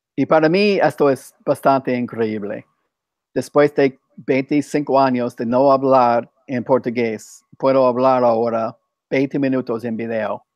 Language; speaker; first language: Spanish; non-native, fluent; English